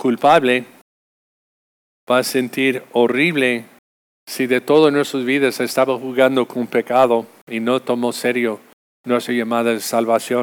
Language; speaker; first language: Spanish; non-native, fluent; English